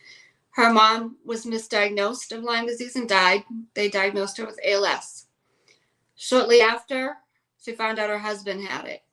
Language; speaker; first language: English; native; English